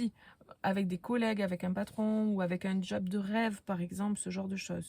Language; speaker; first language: French; native; French